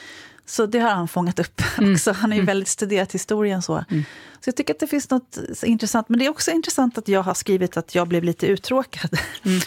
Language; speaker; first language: Swedish; native; Swedish